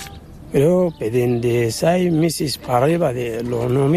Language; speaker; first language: Spanish; non-native, learner; Arabic